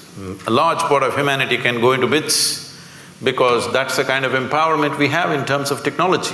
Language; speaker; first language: English; non-native, local second language; Kannada